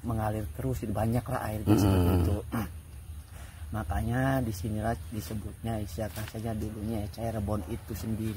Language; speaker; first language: Indonesian; native; Indonesian